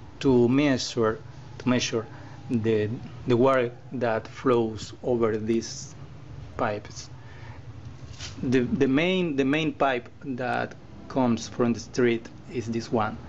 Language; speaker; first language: English; non-native, learner; Spanish